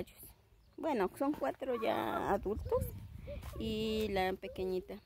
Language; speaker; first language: Spanish; native; Spanish